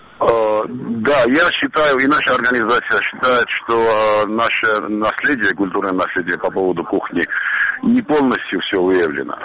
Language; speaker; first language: Russian; non-native, local second language; Armenian